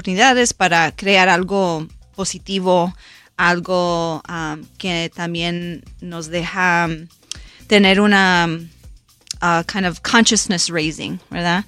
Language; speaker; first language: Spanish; early bilingual, heritage; Spanish